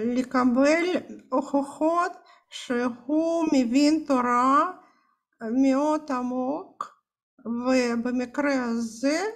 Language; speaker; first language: Hebrew; non-native, fluent; Russian